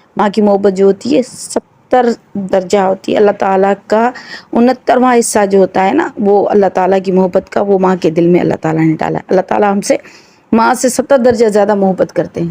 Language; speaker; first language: Urdu; non-native, local second language; Sindhi